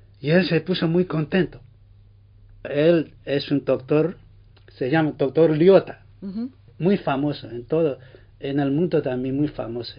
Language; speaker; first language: Spanish; non-native, fluent; Chinese